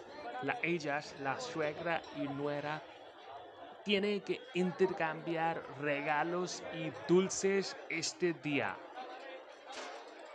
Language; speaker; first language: Spanish; non-native, fluent; Hindi